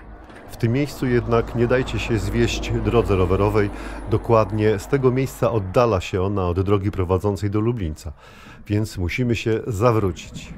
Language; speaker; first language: Polish; native; Polish